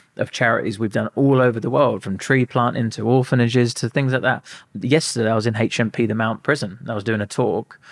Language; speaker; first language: English; native; English